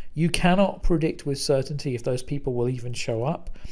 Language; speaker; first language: English; native; English